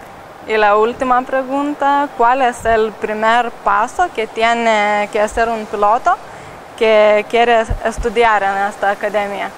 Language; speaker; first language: Spanish; non-native, learner; Lithuanian